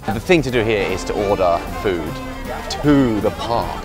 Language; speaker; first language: English; native; English